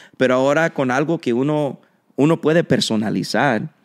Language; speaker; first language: Spanish; early bilingual, heritage; Spanish